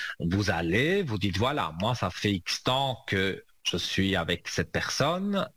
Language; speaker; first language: French; native; French